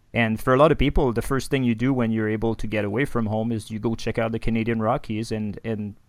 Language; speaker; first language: English; non-native, fluent; French